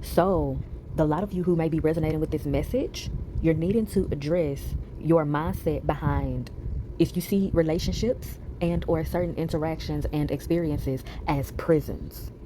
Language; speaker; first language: English; native; English